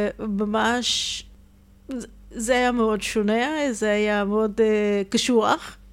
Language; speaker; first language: Hebrew; non-native, fluent; Russian